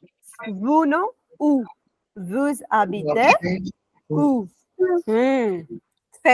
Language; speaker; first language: French; non-native, fluent; Hindi